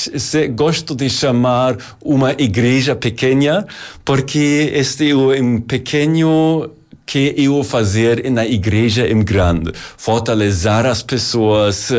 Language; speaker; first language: Portuguese; non-native, learner; German